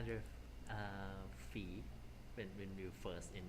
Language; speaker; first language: English; non-native, fluent; Thai